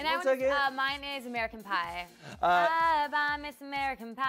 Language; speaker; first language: English; native; English